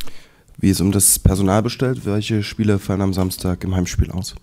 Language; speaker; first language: German; native; German